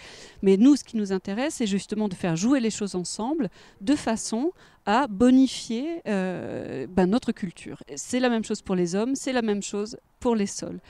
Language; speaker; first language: French; native; French